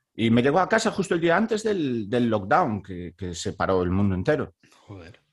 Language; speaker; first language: Spanish; native; Spanish